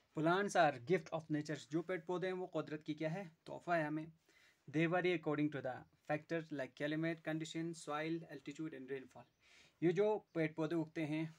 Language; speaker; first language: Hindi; non-native, local second language; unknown